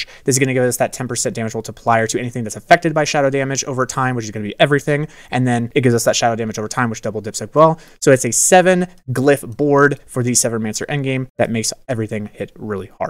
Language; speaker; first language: English; native; English